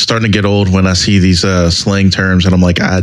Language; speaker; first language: English; native; English